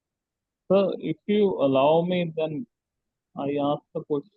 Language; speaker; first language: English; non-native, learner; Hindi